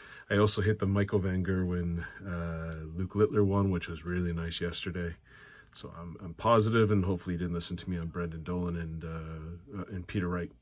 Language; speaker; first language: English; native; English